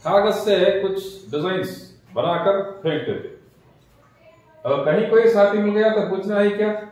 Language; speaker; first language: Hindi; non-native, local second language; Telugu